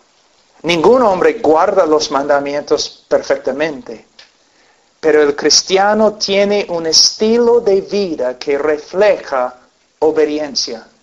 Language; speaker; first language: Spanish; non-native, fluent; English